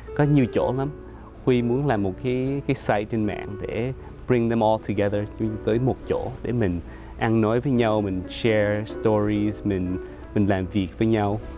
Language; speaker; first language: Vietnamese; early bilingual, heritage; Vietnamese